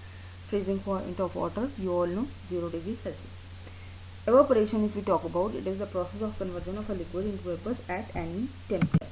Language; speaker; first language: English; non-native, local second language; Hindi